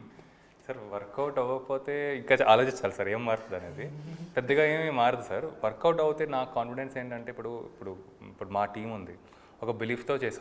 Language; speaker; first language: Telugu; native; Telugu